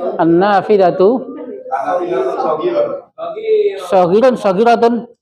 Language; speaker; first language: Arabic; non-native, fluent; Indonesian